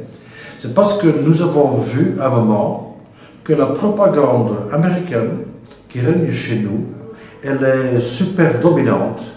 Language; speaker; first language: French; non-native, local second language; Dutch